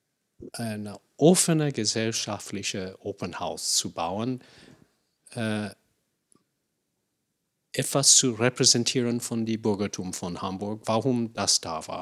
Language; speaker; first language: German; non-native, fluent; English